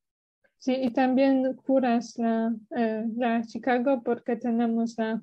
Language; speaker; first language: Spanish; non-native, learner; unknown